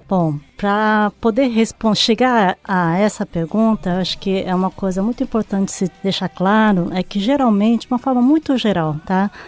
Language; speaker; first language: Portuguese; early bilingual, other home language; Japanese